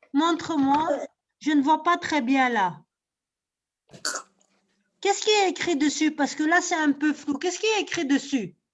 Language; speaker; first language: French; non-native, local second language; Arabic